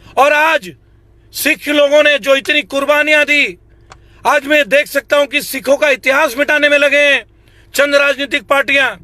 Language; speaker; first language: Hindi; native; Hindi